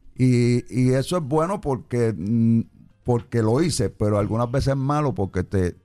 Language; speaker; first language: Spanish; early bilingual, heritage; Spanish